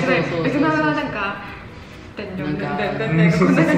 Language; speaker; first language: Japanese; non-native, fluent; Mongolian